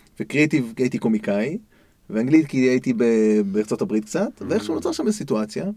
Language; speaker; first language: Hebrew; native; Hebrew